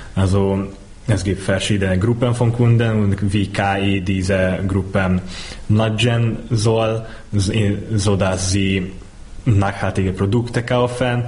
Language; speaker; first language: German; non-native, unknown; Hungarian